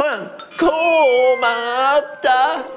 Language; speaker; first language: Korean; non-native, learner; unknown